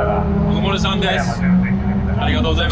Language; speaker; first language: Japanese; non-native, learner; English